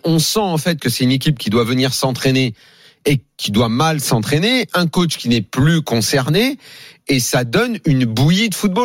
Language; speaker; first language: French; native; French